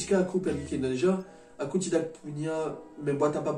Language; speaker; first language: Indonesian; non-native, learner; French